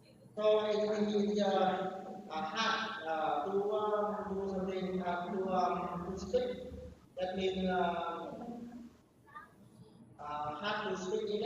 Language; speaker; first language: English; non-native, learner; Vietnamese